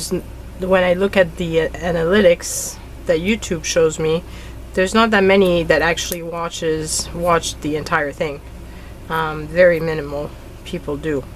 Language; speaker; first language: English; native; English